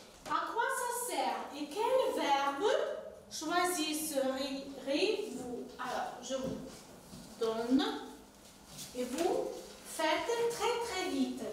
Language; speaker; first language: French; non-native, fluent; Ukrainian